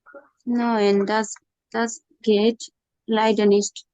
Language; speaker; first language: German; non-native, learner; Bangla